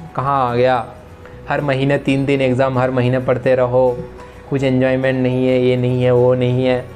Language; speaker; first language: Hindi; non-native, local second language; Bangla